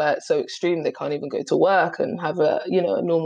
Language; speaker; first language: English; native; English